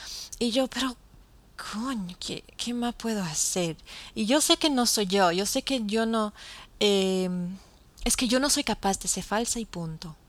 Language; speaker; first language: Spanish; non-native, fluent; English